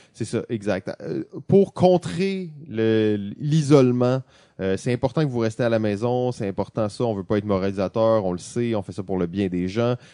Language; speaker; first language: French; native; French